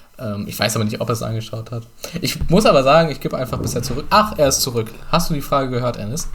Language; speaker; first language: German; early bilingual, other home language; Turkish